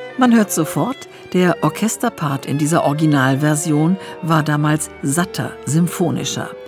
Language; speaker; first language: German; native; German